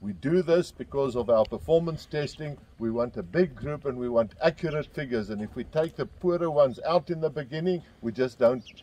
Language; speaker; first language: English; non-native, local second language; Afrikaans